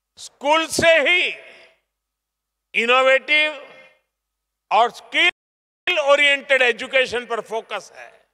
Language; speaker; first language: Hindi; non-native, local second language; Gujarati